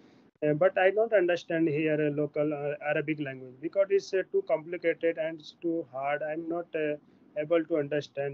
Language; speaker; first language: English; non-native, learner; Hindi